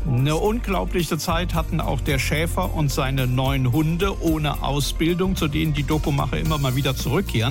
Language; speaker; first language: German; native; German